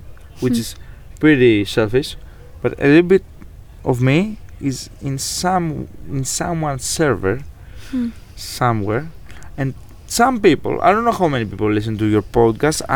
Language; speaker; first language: English; non-native, fluent; Greek